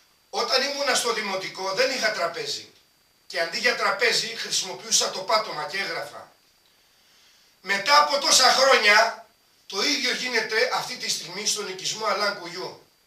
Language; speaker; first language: Greek; non-native, local second language; Romany